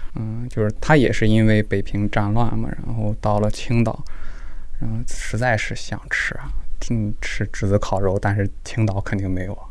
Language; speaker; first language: Chinese; native; Chinese